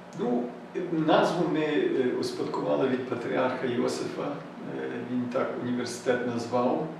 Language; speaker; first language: Ukrainian; early bilingual, heritage; Ukrainian